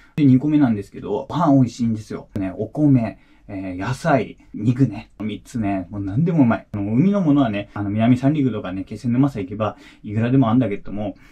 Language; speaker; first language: Japanese; native; Japanese